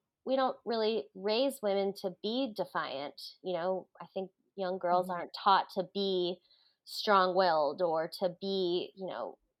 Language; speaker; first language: English; native; English